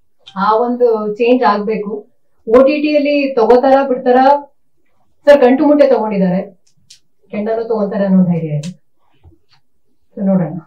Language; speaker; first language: Kannada; native; Kannada